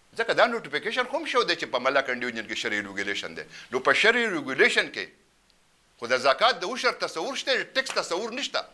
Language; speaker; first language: Pashto; native; Pashto